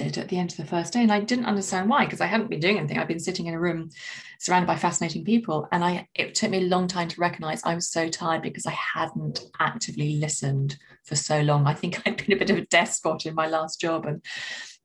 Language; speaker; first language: English; native; English